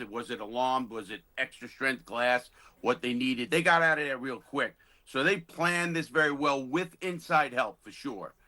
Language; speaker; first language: English; native; English